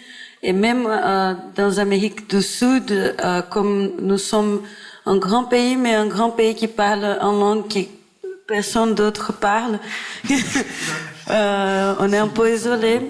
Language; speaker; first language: French; non-native, fluent; Portuguese